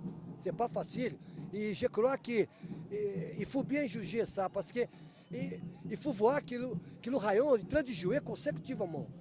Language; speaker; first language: French; non-native, fluent; Portuguese